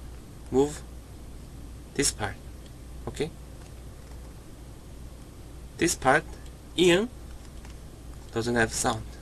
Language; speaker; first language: English; non-native, learner; Korean